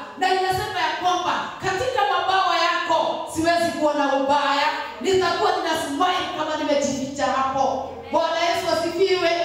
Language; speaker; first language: Swahili; non-native, local second language; Kikuyu